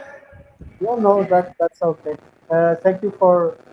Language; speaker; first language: English; non-native, fluent; Turkmen